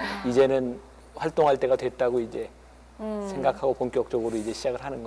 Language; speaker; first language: Korean; native; Korean